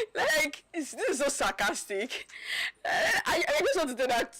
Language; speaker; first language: English; non-native, local second language; Yoruba